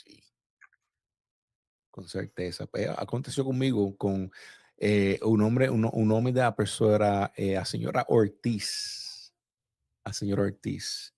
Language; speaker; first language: Portuguese; non-native, fluent; Spanish